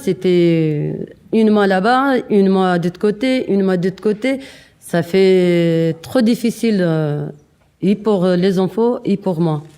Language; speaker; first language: French; non-native, learner; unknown